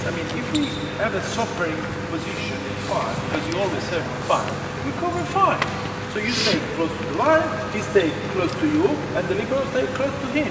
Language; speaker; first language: English; non-native, learner; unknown